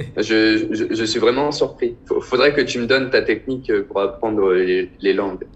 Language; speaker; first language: French; native; French